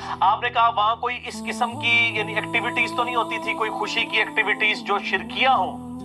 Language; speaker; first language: Urdu; non-native, local second language; Punjabi